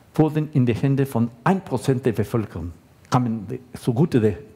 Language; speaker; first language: German; non-native, fluent; Spanish